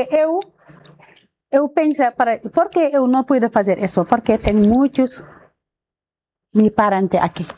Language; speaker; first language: Portuguese; non-native, learner; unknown